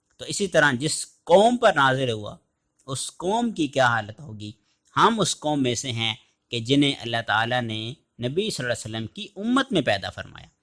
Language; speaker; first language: Urdu; native; Urdu